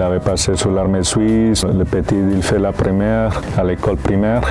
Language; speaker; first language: French; non-native, fluent; Spanish